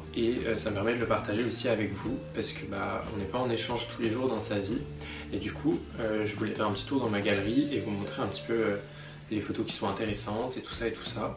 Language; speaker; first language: French; native; French